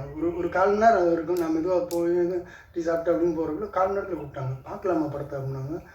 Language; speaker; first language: Tamil; native; Tamil